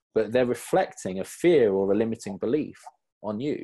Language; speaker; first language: English; native; English